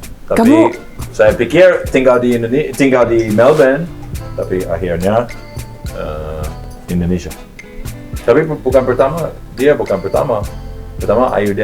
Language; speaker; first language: Indonesian; non-native, learner; English